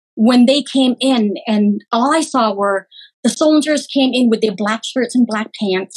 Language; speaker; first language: English; early bilingual, other home language; Khmer